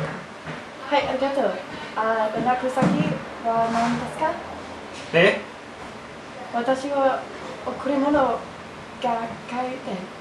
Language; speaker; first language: Japanese; non-native, learner; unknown